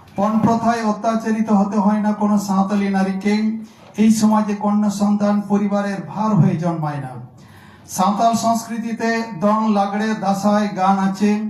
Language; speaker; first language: Bangla; non-native, local second language; Santali